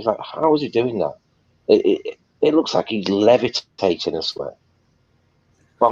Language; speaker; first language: English; native; English